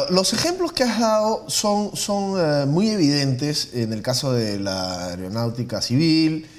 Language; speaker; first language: Spanish; native; Spanish